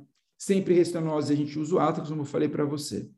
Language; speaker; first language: Portuguese; native; Portuguese